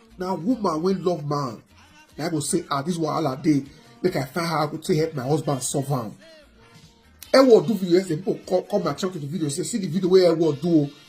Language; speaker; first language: Nigerian Pidgin; native; Nigerian Pidgin